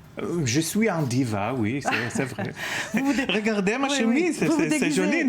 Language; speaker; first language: French; non-native, learner; Hebrew